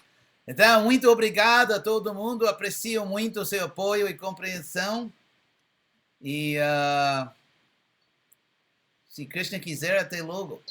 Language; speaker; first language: Portuguese; non-native, fluent; English